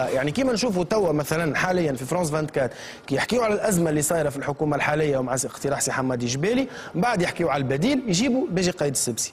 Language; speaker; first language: Arabic; native; Arabic